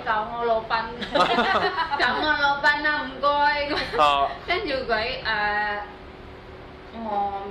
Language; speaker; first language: Chinese; non-native, learner; Indonesian